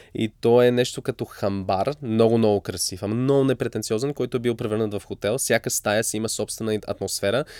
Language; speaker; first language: Bulgarian; early bilingual, heritage; English